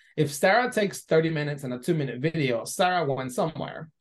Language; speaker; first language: English; non-native, fluent; Spanish